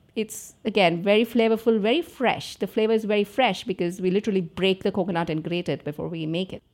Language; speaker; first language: English; non-native, local second language; Telugu